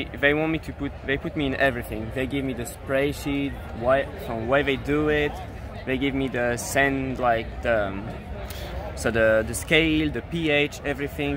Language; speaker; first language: English; non-native, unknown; French